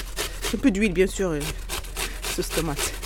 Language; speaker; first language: French; non-native, learner; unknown